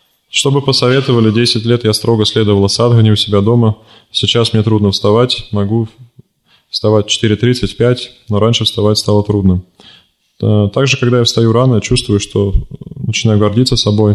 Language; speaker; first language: Russian; native; Russian